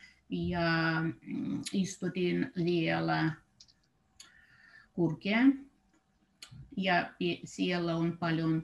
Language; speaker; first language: Finnish; non-native, learner; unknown